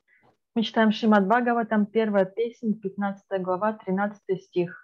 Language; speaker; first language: Russian; native; Russian